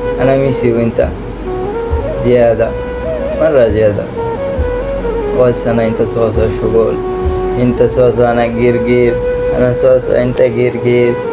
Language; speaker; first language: Arabic; non-native, learner; Bangla